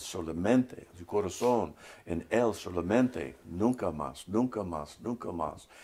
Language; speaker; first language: Spanish; non-native, learner; English